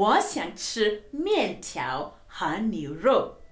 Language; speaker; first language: Chinese; non-native, fluent; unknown